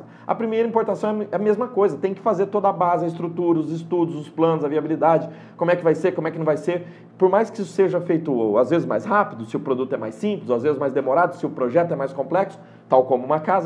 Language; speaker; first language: Portuguese; native; Portuguese